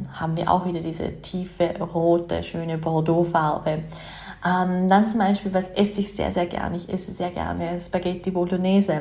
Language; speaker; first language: German; native; German